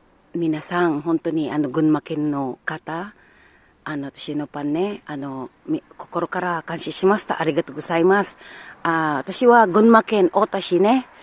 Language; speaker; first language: Japanese; non-native, learner; Filipino